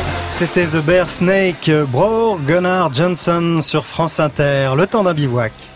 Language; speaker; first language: French; native; French